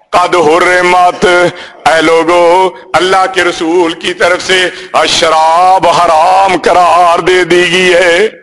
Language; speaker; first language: Urdu; native; Urdu